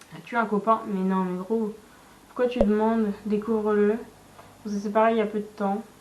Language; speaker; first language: French; native; French